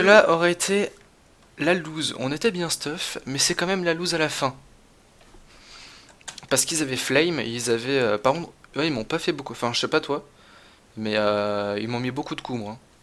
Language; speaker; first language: French; native; French